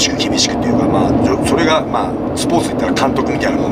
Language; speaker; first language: Japanese; native; Japanese